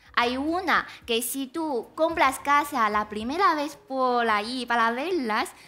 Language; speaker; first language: Spanish; non-native, fluent; Chinese